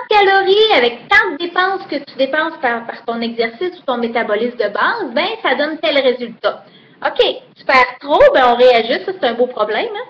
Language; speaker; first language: French; native; French